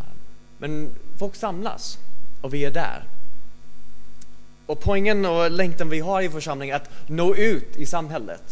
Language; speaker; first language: Swedish; non-native, fluent; English